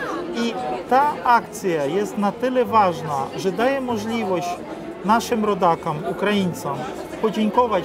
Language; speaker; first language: Polish; non-native, fluent; Ukrainian